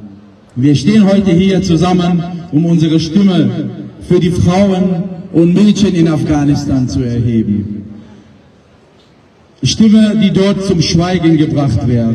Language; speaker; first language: German; non-native, fluent; Pashto